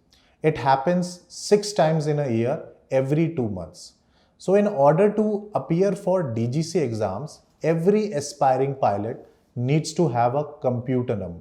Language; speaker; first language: English; non-native, local second language; Hindi